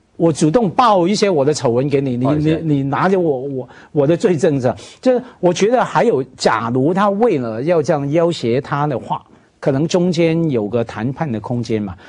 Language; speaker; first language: Chinese; non-native, local second language; Cantonese